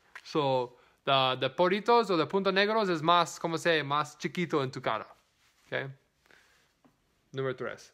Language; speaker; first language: Spanish; non-native, learner; English